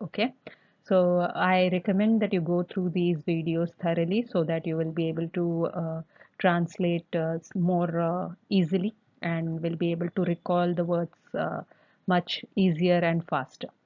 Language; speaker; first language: English; non-native, local second language; Telugu